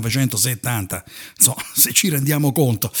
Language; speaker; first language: Italian; native; Italian